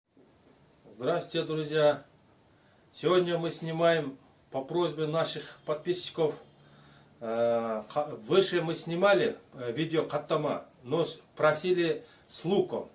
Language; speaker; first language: Russian; non-native, local second language; Kyrgyz